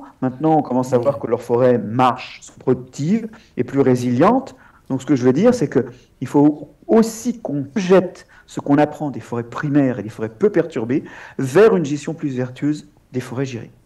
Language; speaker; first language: French; native; French